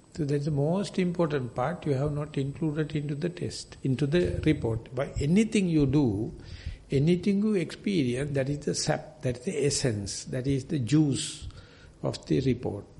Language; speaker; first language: English; non-native, local second language; Sinhala